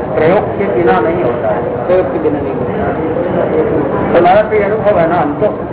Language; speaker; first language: Hindi; non-native, local second language; Gujarati